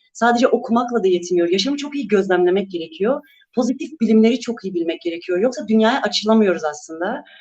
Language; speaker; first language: Turkish; non-native, local second language; Kurdish